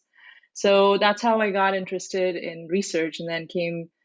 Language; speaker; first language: English; non-native, local second language; Hindi